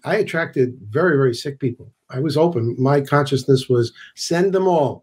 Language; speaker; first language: English; native; English